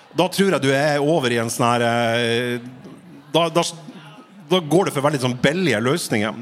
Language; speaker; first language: Norwegian; native; Norwegian